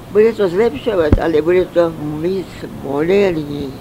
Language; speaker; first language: Czech; early bilingual, heritage; Czech